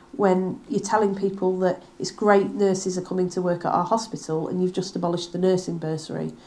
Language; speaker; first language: English; native; English